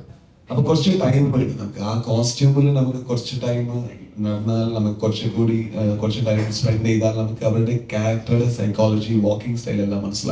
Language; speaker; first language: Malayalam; non-native, learner; Kannada